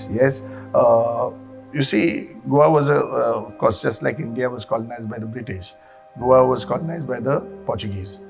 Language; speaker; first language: English; non-native, local second language; Konkani